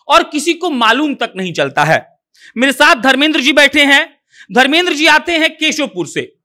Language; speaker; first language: Hindi; native; Hindi